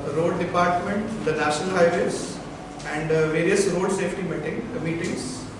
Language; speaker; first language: English; non-native, local second language; Marathi